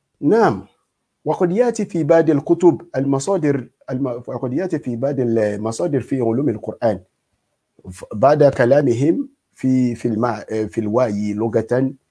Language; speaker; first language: Arabic; non-native, fluent; Yoruba